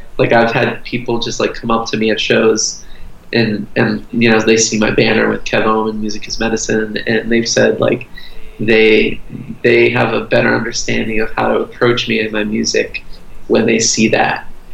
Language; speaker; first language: English; early bilingual, other home language; Portuguese